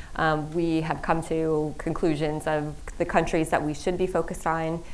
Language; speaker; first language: English; native; English